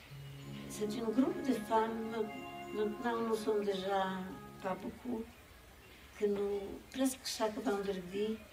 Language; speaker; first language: French; non-native, fluent; Polish